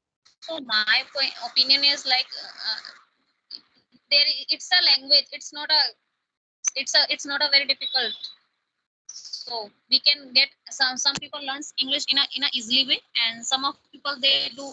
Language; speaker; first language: English; non-native, local second language; Hindi